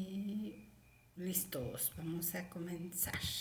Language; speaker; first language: Spanish; native; Spanish